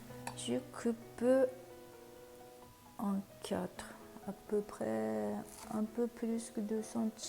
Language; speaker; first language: French; non-native, learner; Japanese